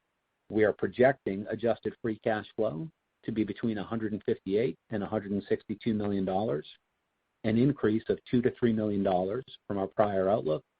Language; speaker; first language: English; native; English